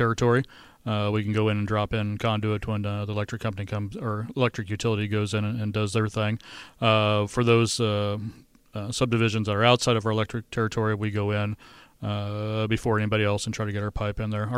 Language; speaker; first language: English; native; English